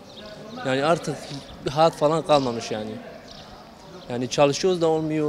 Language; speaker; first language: Turkish; non-native, local second language; Kurdish